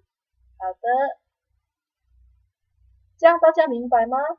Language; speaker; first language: Chinese; non-native, fluent; Indonesian